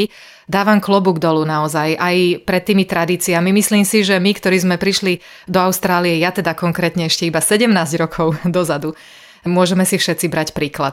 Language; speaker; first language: Slovak; native; Slovak